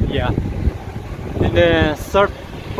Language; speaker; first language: English; non-native, learner; Korean